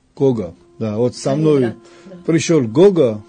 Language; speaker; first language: Russian; non-native, fluent; Georgian